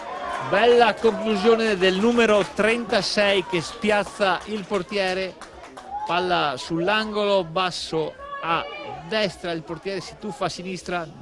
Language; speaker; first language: Italian; native; Italian